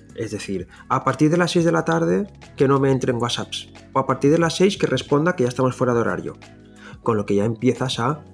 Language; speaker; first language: Spanish; non-native, local second language; Catalan